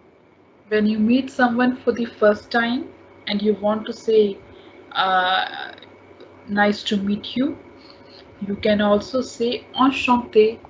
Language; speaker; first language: English; non-native, local second language; Hindi